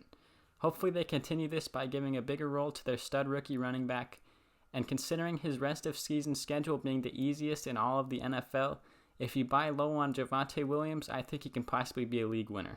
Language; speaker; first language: English; native; English